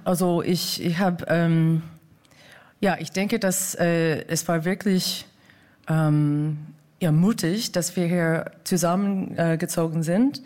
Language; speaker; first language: German; non-native, fluent; English